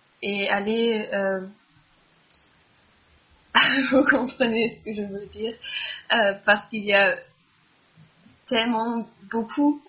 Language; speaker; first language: French; non-native, learner; German